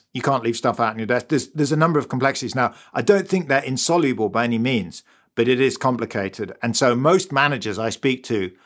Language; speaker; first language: English; native; English